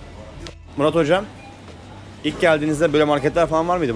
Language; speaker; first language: Turkish; native; Turkish